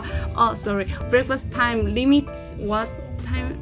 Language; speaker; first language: English; non-native, learner; Korean